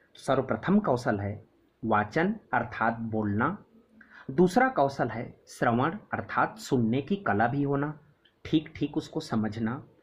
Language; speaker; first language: Hindi; native; Hindi